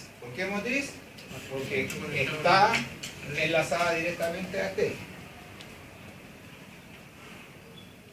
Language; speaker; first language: Spanish; native; Spanish